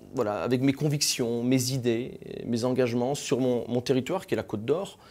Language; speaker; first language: French; native; French